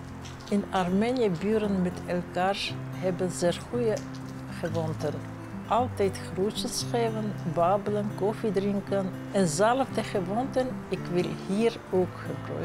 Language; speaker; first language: Dutch; non-native, learner; Armenian